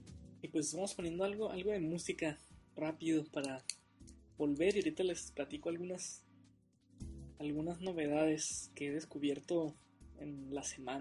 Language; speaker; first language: Spanish; native; Spanish